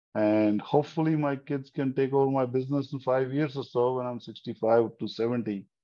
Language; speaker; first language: English; non-native, local second language; Hindi